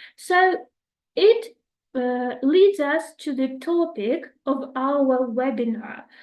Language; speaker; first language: English; non-native, fluent; Ukrainian